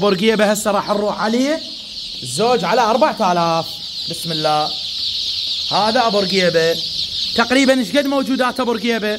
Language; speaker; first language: Arabic; native; Arabic